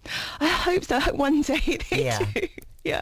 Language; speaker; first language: English; native; English